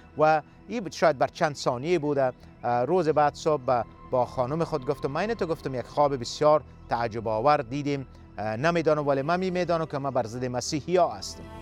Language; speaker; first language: Persian; native; Persian